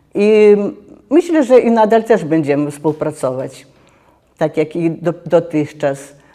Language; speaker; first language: Polish; native; Polish